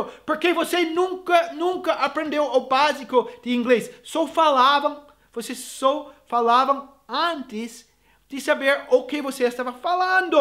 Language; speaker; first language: Portuguese; non-native, fluent; English